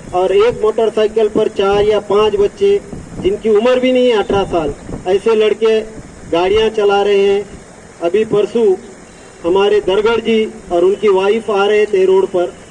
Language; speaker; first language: Hindi; non-native, local second language; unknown